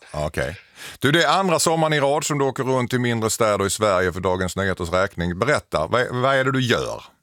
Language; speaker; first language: Swedish; native; Swedish